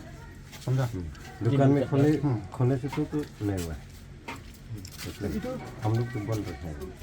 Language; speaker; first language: Hindi; non-native, local second language; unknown